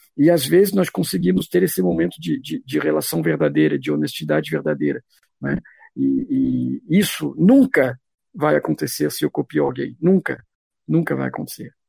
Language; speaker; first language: Portuguese; non-native, fluent; French